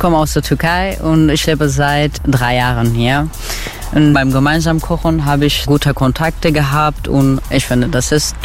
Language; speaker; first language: German; non-native, fluent; Turkish